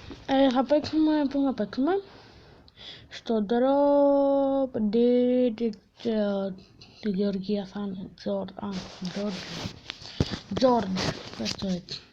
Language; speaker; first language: Greek; native; Greek